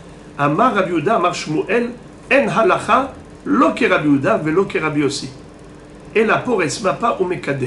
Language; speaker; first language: French; native; French